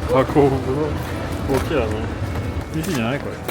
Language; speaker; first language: Japanese; non-native, fluent; French